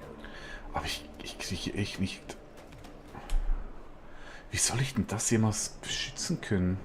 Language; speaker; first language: German; native; German